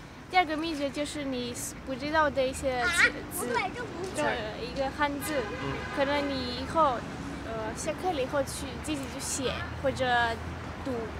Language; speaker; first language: Chinese; non-native, fluent; Greek